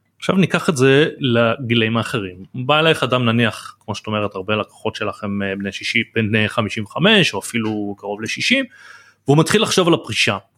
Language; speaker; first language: Hebrew; native; Hebrew